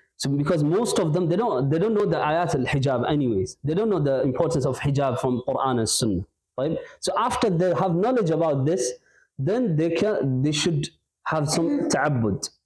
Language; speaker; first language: English; non-native, local second language; Bangla